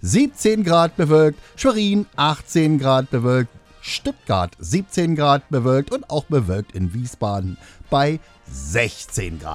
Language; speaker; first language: German; native; German